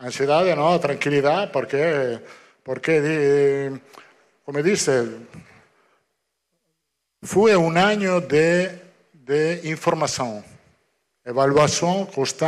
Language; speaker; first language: Portuguese; non-native, fluent; Italian